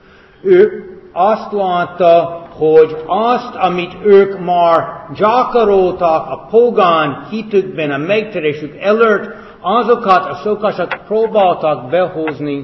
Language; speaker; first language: Hungarian; non-native, fluent; English